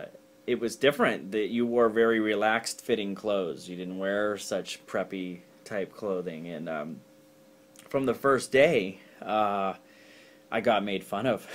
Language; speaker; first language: English; native; English